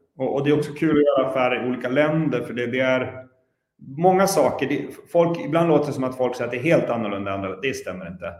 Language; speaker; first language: Swedish; native; Swedish